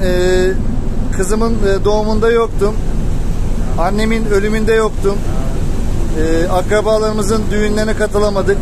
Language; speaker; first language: Turkish; native; Turkish